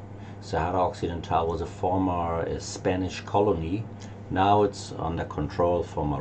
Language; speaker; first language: English; non-native, learner; German